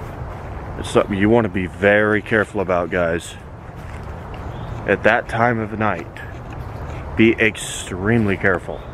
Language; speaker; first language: English; native; English